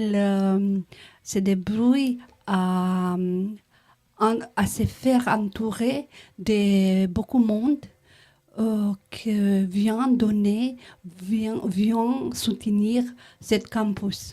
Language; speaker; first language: French; non-native, learner; Romanian